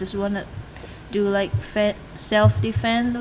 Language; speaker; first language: English; non-native, learner; Thai